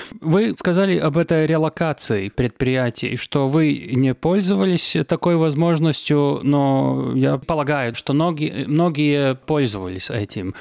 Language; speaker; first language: Russian; non-native, local second language; Latvian